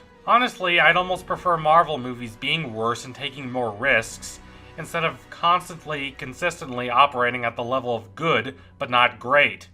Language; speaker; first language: English; native; English